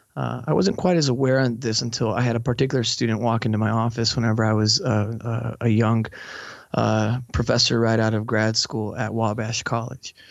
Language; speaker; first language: English; native; English